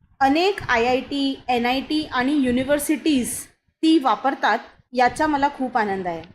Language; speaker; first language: Marathi; non-native, local second language; Hindi